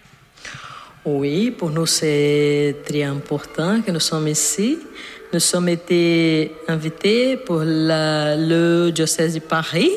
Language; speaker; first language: French; non-native, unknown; Portuguese